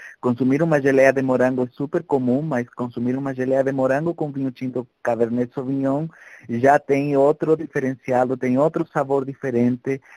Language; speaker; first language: Portuguese; non-native, fluent; Spanish